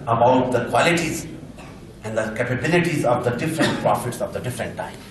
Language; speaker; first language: English; non-native, local second language; Urdu